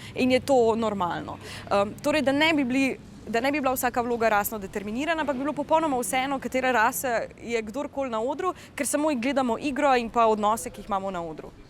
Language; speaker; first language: Slovenian; native; Slovenian